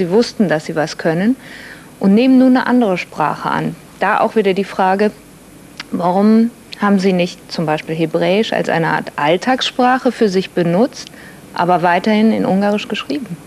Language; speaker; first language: German; native; German